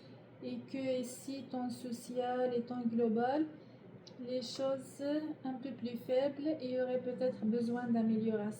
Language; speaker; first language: French; non-native, learner; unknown